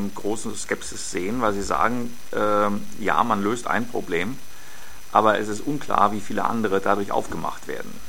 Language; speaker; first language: German; native; German